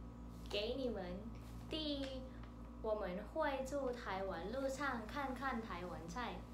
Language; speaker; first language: Chinese; non-native, learner; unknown